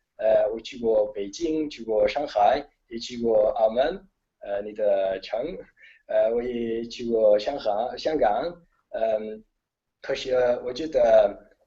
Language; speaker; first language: Chinese; non-native, learner; Italian